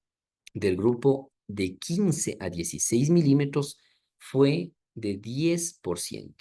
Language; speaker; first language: Spanish; native; Spanish